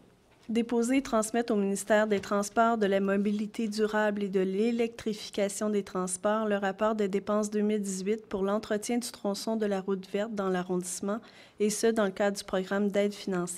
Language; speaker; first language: French; native; French